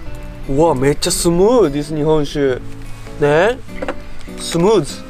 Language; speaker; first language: Japanese; native; Japanese